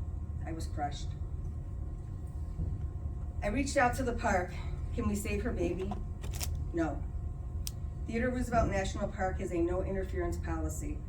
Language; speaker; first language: English; native; English